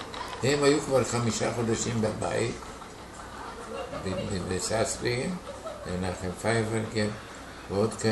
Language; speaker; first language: Hebrew; non-native, fluent; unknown